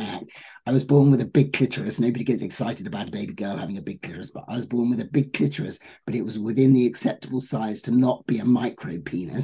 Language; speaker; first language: English; native; English